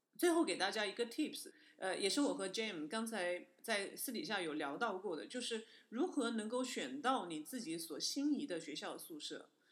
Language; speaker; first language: Chinese; native; Chinese